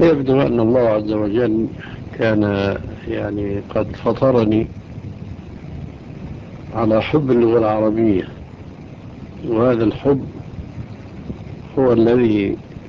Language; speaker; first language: Arabic; native; Arabic